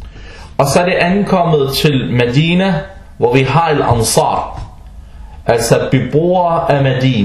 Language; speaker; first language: Danish; non-native, fluent; Arabic